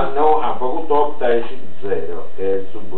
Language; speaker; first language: Romanian; non-native, learner; Italian